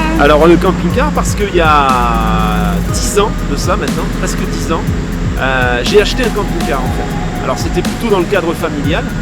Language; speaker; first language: French; native; French